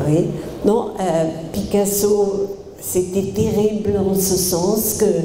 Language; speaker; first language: French; non-native, fluent; German